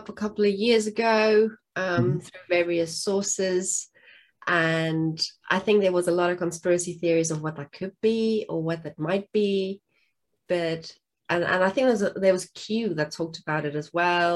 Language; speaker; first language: English; non-native, local second language; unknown